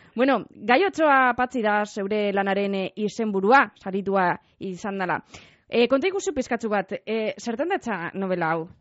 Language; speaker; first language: Basque; native; Basque